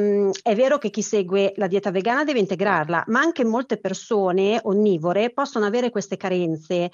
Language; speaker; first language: Italian; native; Italian